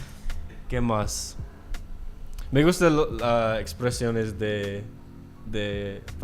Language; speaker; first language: Spanish; non-native, learner; English